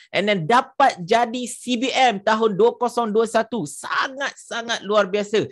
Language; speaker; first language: Malay; native; Malay